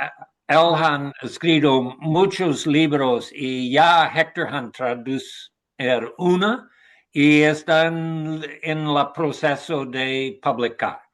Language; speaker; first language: Spanish; non-native, learner; English